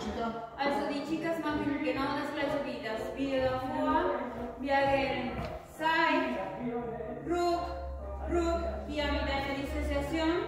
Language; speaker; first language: German; non-native, fluent; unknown